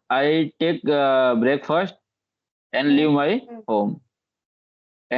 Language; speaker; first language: English; non-native, learner; Hindi